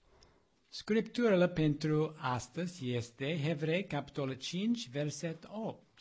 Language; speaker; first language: Romanian; non-native, learner; English